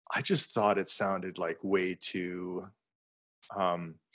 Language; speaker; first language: English; native; English